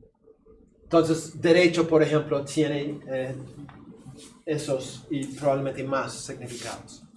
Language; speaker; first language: Spanish; non-native, fluent; English